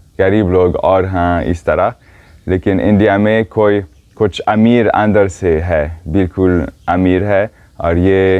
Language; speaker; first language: Hindi; non-native, learner; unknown